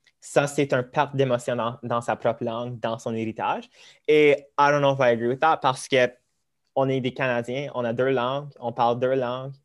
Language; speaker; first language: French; early bilingual, other home language; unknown